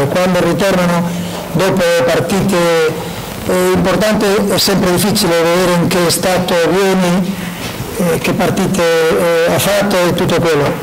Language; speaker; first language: Italian; non-native, learner; Spanish